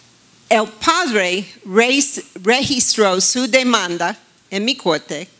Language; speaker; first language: Spanish; non-native, fluent; English